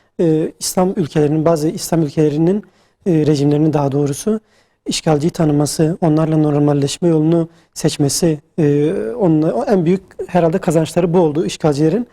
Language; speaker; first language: Turkish; native; Turkish